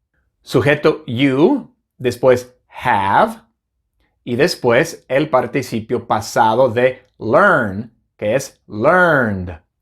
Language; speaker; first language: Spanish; non-native, fluent; English